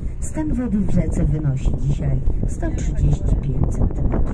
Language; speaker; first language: Polish; native; Polish